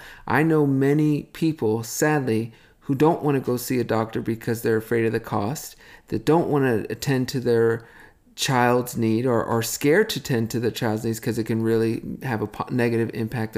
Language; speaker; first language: English; native; English